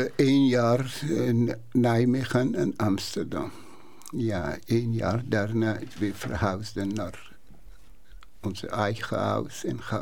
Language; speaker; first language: Dutch; non-native, learner; Persian